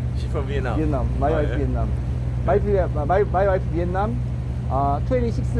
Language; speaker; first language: English; non-native, learner; Korean